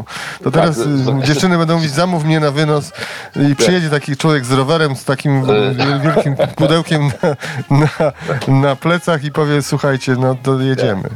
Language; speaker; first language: Polish; native; Polish